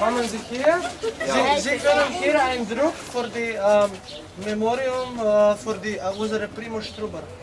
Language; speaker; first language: German; non-native, learner; Slovenian